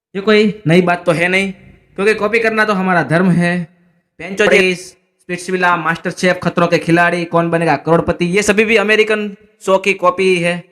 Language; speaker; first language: Hindi; native; Hindi